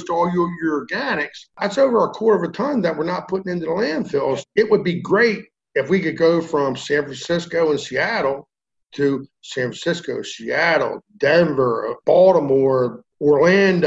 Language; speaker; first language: English; native; English